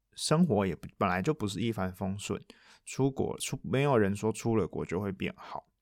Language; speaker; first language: Chinese; non-native, local second language; Min Nan Chinese